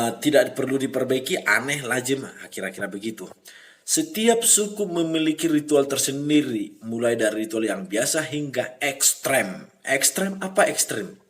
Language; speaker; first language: Indonesian; native; Indonesian